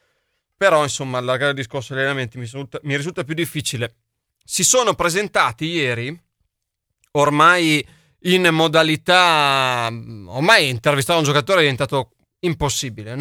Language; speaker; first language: Italian; native; Italian